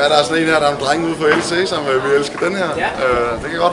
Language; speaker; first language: Danish; native; Danish